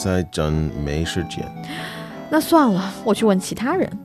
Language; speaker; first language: Chinese; non-native, learner; English